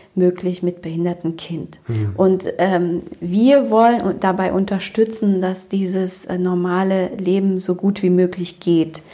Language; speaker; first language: German; early bilingual, other home language; Romanian